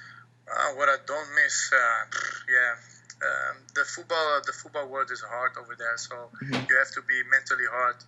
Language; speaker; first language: English; non-native, fluent; Dutch